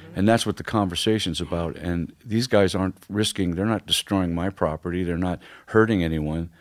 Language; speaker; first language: English; native; English